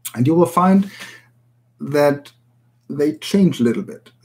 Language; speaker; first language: English; non-native, fluent; German